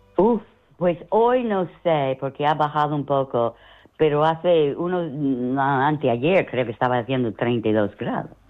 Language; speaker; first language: Spanish; non-native, fluent; English